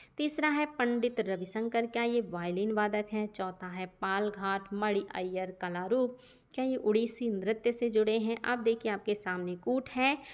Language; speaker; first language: Hindi; native; Hindi